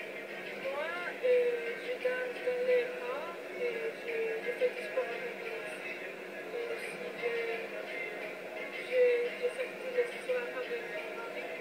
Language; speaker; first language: French; non-native, learner; Spanish